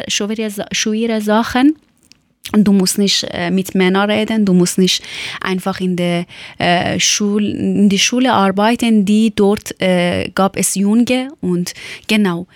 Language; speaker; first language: German; non-native, learner; Persian